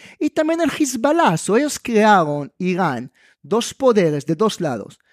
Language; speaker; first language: Spanish; non-native, fluent; Hebrew